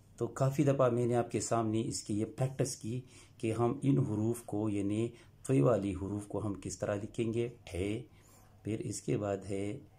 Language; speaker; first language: Urdu; non-native, local second language; Pashto